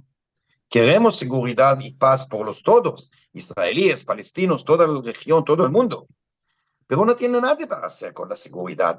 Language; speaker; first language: Spanish; non-native, fluent; Hebrew